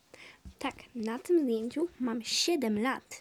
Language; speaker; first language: Polish; early bilingual, heritage; Polish